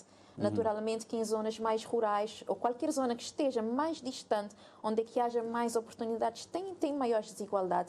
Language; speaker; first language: Portuguese; non-native, local second language; Kabuverdianu